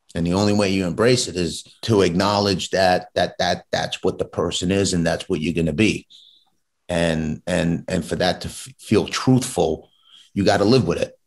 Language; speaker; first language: English; native; English